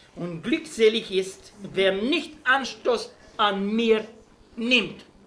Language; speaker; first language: German; non-native, fluent; Romanian